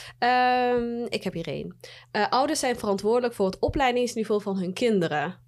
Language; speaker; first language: Dutch; early bilingual, other home language; Somali